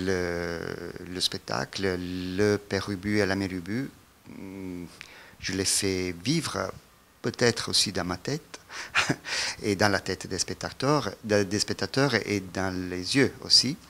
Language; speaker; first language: French; non-native, fluent; Italian